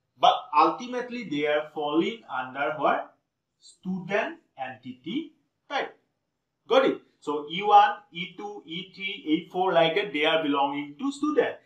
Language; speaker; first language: English; non-native, local second language; Assamese